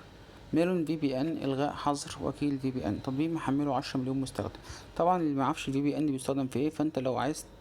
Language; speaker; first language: Arabic; native; Arabic